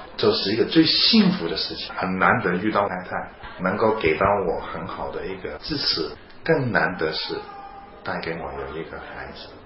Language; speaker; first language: Chinese; non-native, fluent; Cantonese